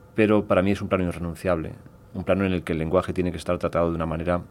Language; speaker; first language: Spanish; native; Spanish